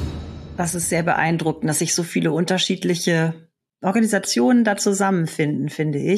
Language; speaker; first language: German; native; German